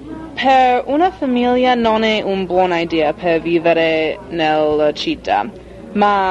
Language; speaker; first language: Italian; non-native, learner; English